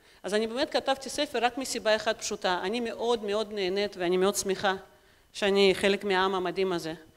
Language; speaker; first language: Hebrew; non-native, fluent; Russian